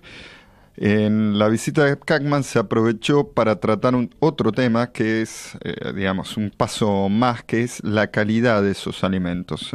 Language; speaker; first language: Spanish; native; Spanish